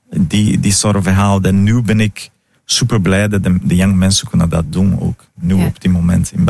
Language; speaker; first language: Dutch; non-native, fluent; Portuguese